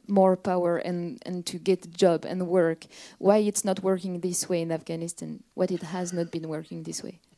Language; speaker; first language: English; non-native, fluent; French